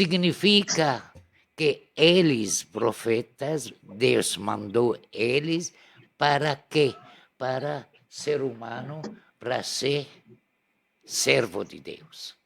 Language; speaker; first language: Portuguese; non-native, learner; Arabic